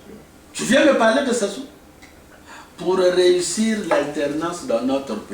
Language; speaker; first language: French; non-native, local second language; Lingala